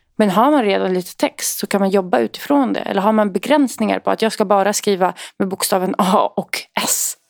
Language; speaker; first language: Swedish; early bilingual, other home language; Arabic